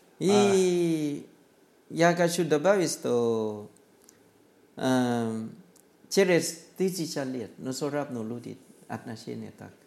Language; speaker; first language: Russian; non-native, learner; Thai